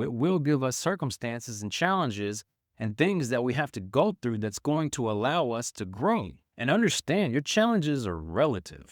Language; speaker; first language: English; native; English